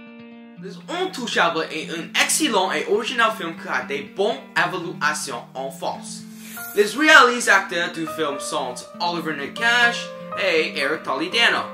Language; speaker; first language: French; non-native, learner; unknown